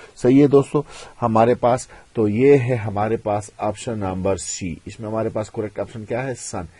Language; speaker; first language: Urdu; non-native, local second language; Pashto